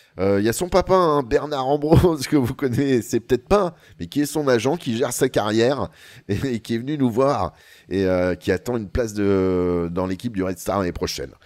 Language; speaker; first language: French; native; French